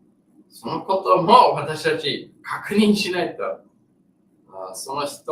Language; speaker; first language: Japanese; non-native, learner; English